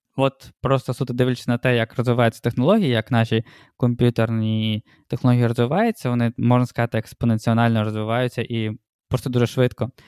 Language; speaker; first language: Ukrainian; non-native, local second language; Russian